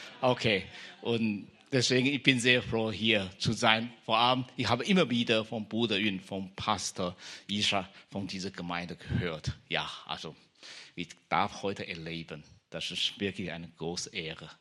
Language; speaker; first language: German; non-native, fluent; Chinese